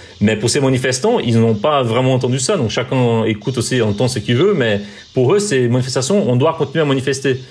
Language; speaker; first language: French; non-native, fluent; Portuguese